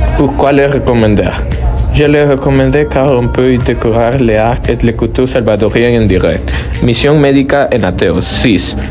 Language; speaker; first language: French; non-native, learner; Spanish